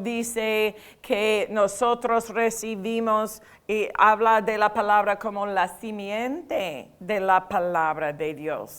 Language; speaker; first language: Spanish; non-native, fluent; English